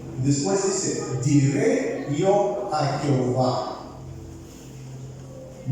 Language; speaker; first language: Spanish; non-native, fluent; Bulgarian